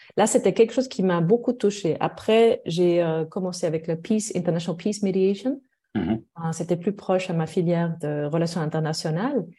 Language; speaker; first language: French; non-native, fluent; German